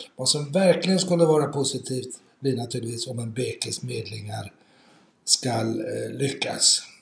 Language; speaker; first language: Swedish; native; Swedish